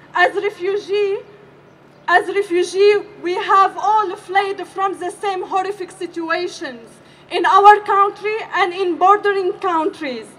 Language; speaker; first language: English; non-native, fluent; Arabic